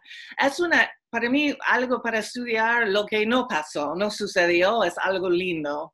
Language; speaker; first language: Spanish; non-native, fluent; English